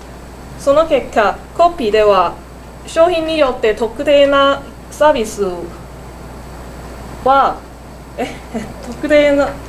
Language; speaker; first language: Japanese; non-native, learner; Cantonese